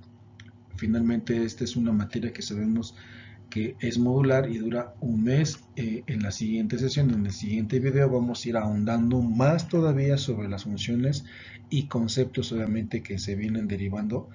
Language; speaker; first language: Spanish; native; Spanish